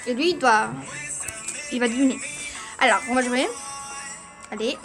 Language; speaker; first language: French; early bilingual, other home language; Portuguese